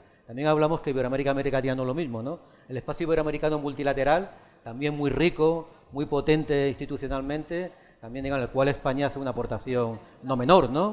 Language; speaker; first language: Spanish; native; Spanish